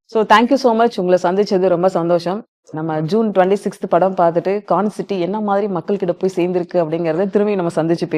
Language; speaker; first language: Tamil; native; Tamil